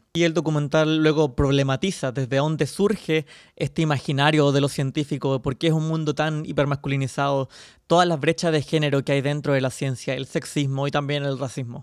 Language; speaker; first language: Spanish; native; Spanish